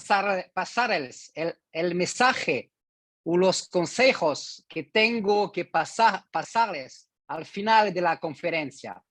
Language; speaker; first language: Spanish; non-native, learner; French